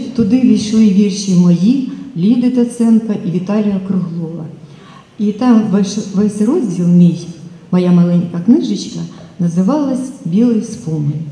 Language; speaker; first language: Ukrainian; native; Ukrainian